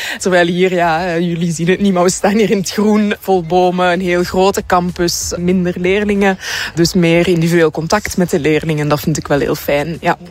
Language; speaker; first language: Dutch; native; Dutch